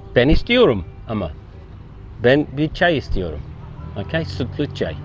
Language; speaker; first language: Turkish; non-native, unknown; English